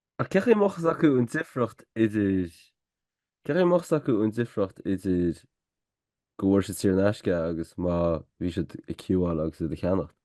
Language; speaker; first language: Irish; native; Irish